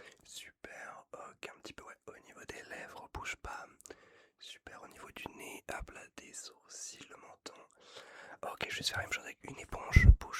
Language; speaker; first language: French; native; French